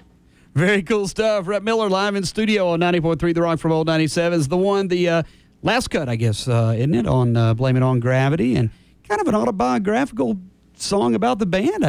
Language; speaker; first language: English; native; English